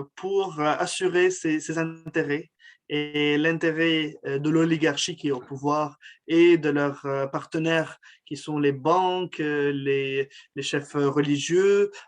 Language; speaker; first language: French; non-native, local second language; Arabic